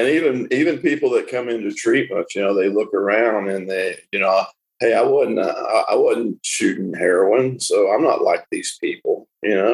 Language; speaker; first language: English; native; English